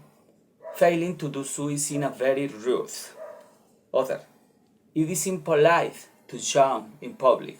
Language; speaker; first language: English; non-native, learner; Spanish